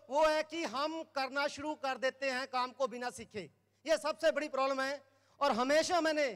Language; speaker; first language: Hindi; native; Hindi